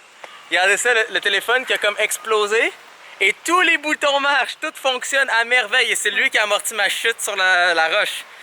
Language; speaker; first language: French; native; French